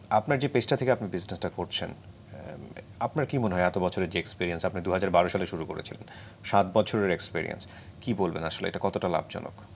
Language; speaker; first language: Bangla; native; Bangla